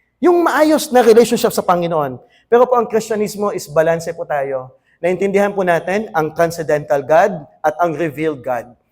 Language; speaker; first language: Filipino; native; Filipino